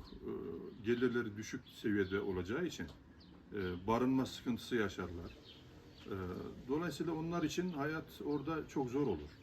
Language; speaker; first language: Turkish; native; Turkish